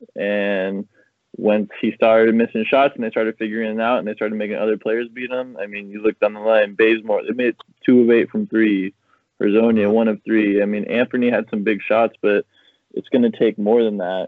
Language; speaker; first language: English; native; English